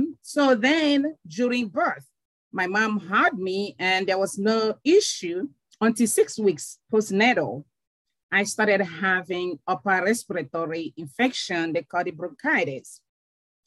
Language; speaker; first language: English; non-native, local second language; Igbo